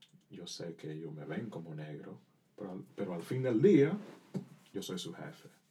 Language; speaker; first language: Spanish; early bilingual, heritage; Spanish